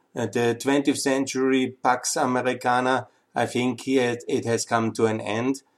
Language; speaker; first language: English; non-native, fluent; German